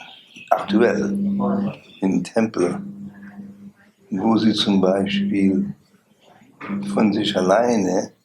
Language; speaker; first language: German; non-native, learner; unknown